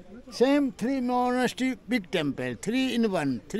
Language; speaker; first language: English; non-native, local second language; Hindi